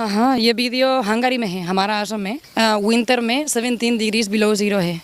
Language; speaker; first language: Hindi; non-native, learner; Spanish